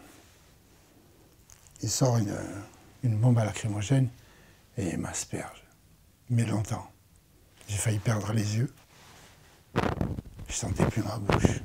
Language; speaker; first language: French; native; French